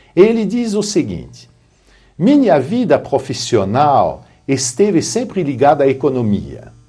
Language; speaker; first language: Portuguese; non-native, fluent; French